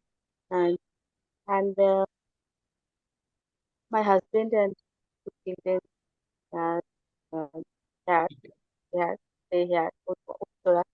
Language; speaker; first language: English; non-native, learner; Bangla